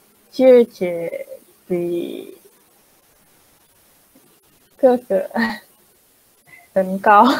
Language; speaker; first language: Chinese; non-native, learner; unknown